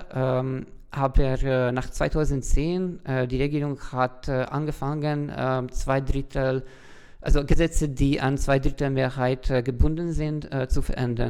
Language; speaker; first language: German; non-native, fluent; Hungarian